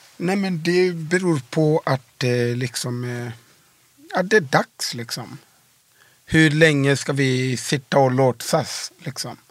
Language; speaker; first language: Swedish; early bilingual, other home language; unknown